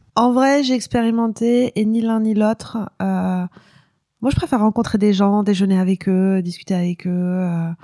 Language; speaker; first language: French; non-native, local second language; Arabic